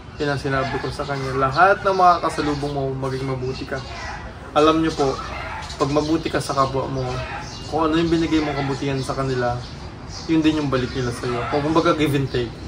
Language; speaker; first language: Filipino; native; Filipino